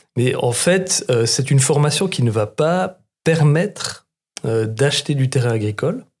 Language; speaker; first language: French; native; French